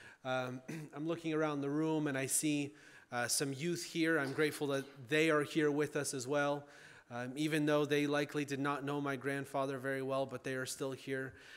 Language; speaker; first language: English; early bilingual, other home language; Ukrainian